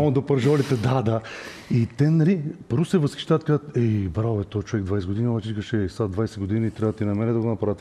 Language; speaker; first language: Bulgarian; native; Bulgarian